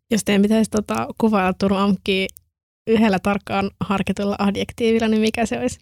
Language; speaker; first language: Finnish; native; Finnish